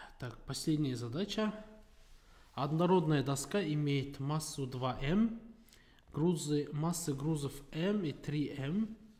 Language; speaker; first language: Russian; non-native, local second language; Kazakh